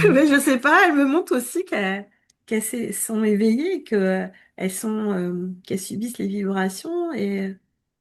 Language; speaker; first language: French; native; French